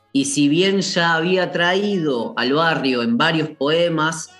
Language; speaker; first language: Spanish; native; Spanish